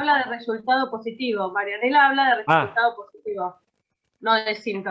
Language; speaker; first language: Spanish; native; Spanish